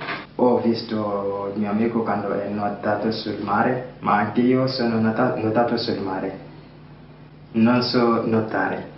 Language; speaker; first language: Italian; non-native, learner; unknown